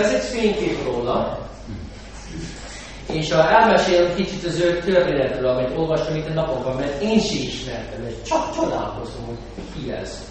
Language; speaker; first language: Hungarian; non-native, fluent; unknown